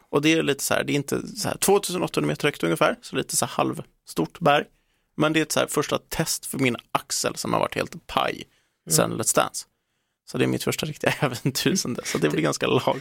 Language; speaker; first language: Swedish; native; Swedish